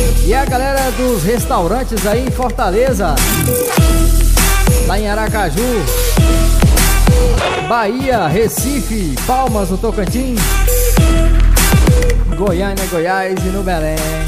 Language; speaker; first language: Portuguese; native; Portuguese